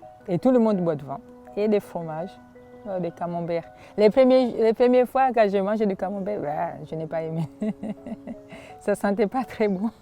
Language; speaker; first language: French; non-native, fluent; Swahili